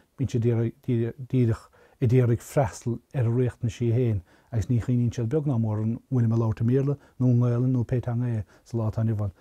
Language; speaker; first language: Irish; native; Irish